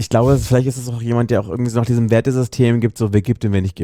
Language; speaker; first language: German; native; German